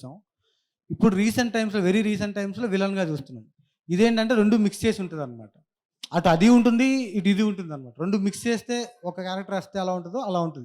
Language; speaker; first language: Telugu; native; Telugu